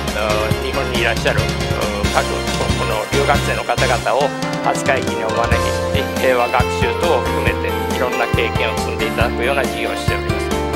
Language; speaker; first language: Japanese; native; Japanese